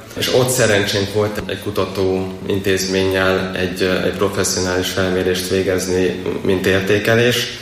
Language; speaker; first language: Hungarian; native; Hungarian